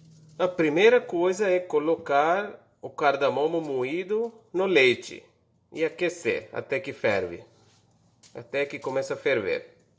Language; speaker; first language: Portuguese; non-native, fluent; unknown